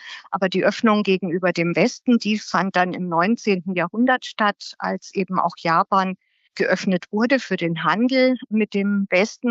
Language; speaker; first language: German; native; German